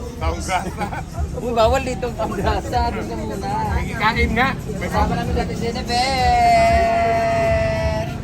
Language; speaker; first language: Filipino; non-native, local second language; Cebuano